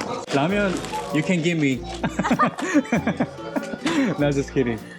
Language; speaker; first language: English; non-native, fluent; Korean